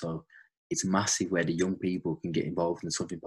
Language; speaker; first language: English; native; English